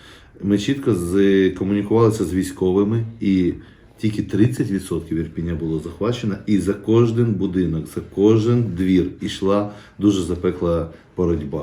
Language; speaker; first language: Ukrainian; native; Ukrainian